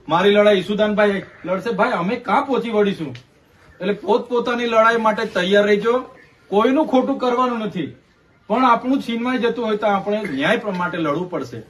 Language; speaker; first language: Gujarati; non-native, local second language; Vasavi